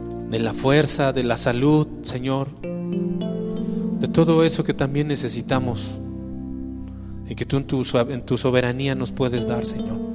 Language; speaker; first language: Spanish; native; Spanish